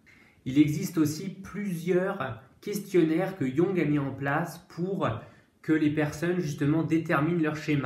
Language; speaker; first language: French; native; French